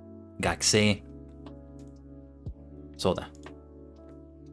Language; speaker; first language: Japanese; non-native, learner; English